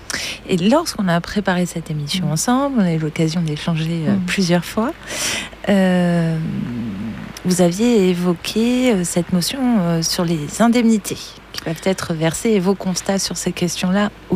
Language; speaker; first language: French; native; French